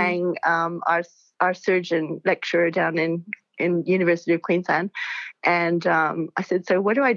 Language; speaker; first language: English; native; English